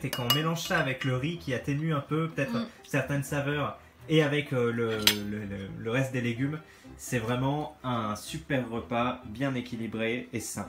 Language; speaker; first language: French; native; French